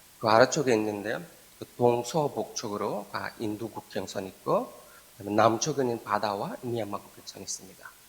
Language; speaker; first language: Korean; non-native, fluent; Bangla